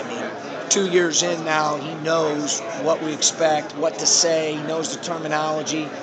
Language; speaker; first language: English; native; English